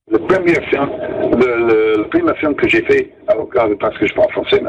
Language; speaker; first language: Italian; non-native, learner; English